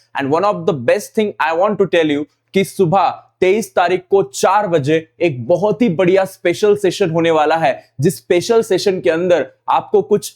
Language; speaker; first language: Hindi; non-native, local second language; Marathi